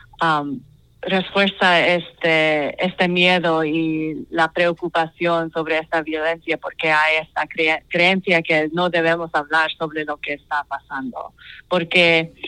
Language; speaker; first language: Spanish; non-native, fluent; English